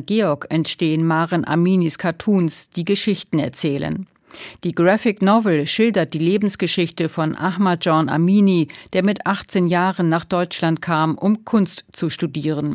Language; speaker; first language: German; native; German